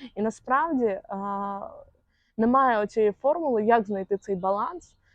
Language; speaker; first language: Ukrainian; non-native, local second language; Russian